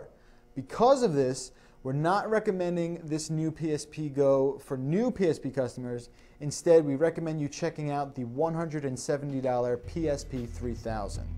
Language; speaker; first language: English; native; English